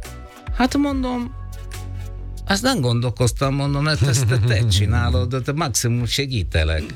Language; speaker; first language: Hungarian; non-native, learner; Italian